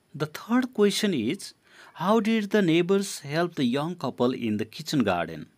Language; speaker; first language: English; non-native, local second language; Nepali